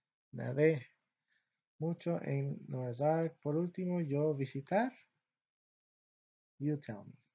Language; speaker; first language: Spanish; non-native, fluent; English